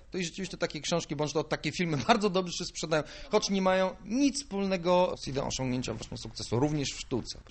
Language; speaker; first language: Polish; non-native, fluent; Bulgarian